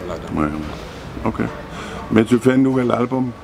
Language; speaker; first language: French; non-native, learner; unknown